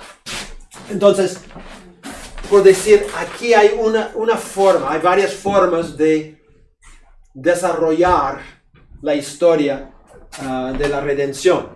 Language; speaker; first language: Spanish; non-native, fluent; English